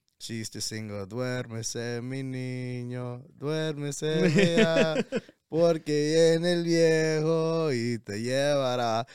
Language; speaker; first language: Spanish; early bilingual, heritage; Spanish